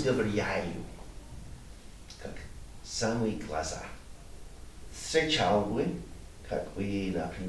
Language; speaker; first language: Russian; non-native, learner; English